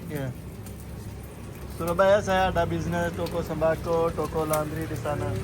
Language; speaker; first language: Indonesian; non-native, learner; Urdu